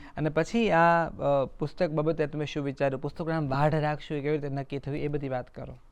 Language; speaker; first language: Gujarati; native; Gujarati